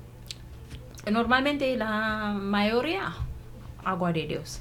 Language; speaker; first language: Spanish; non-native, learner; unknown